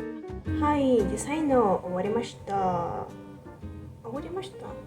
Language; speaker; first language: Japanese; non-native, learner; Spanish